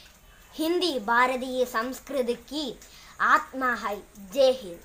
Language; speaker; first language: Hindi; non-native, local second language; Malayalam